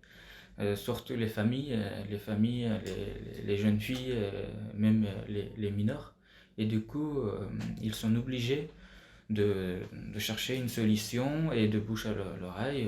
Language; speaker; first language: French; non-native, fluent; Persian